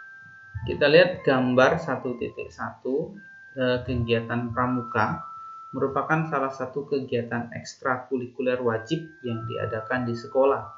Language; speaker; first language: Indonesian; native; Indonesian